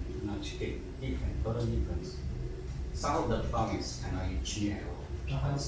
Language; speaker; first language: English; non-native, learner; Chinese